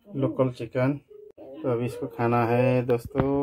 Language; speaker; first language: Hindi; non-native, local second language; Nepali